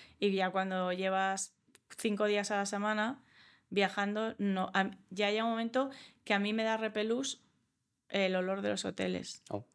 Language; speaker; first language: Spanish; early bilingual, other home language; English